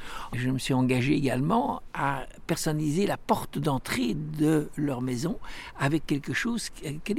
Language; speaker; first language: French; native; French